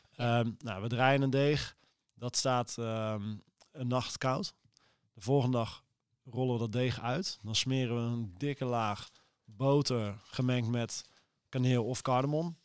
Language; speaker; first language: Dutch; native; Dutch